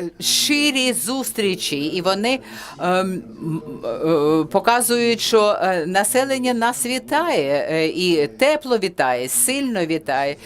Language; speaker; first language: Ukrainian; non-native, fluent; French